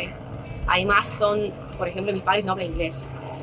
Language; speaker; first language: Spanish; non-native, fluent; Russian